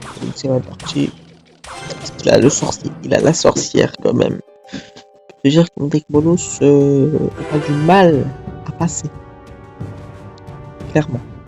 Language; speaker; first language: French; native; French